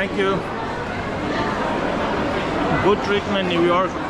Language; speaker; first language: English; non-native, fluent; Pashto